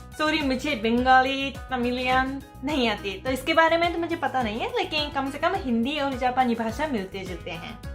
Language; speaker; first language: Hindi; non-native, fluent; Japanese